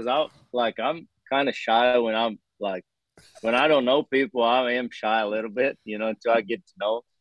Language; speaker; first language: English; non-native, fluent; Portuguese